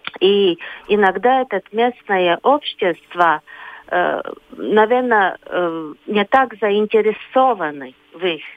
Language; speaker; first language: Russian; non-native, local second language; Latvian